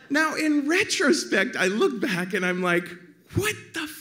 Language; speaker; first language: English; native; English